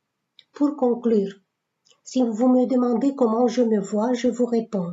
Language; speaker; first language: French; non-native, fluent; Romanian